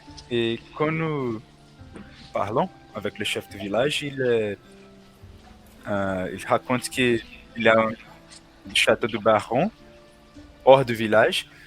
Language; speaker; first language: French; non-native, learner; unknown